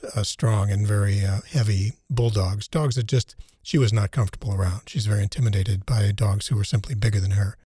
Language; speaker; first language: English; native; English